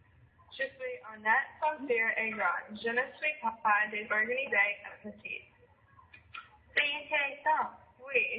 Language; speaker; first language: French; non-native, learner; English